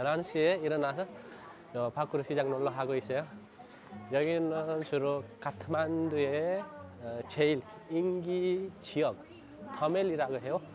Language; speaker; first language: Korean; non-native, fluent; Nepali